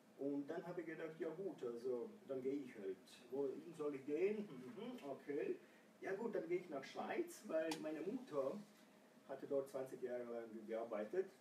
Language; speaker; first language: German; non-native, fluent; Croatian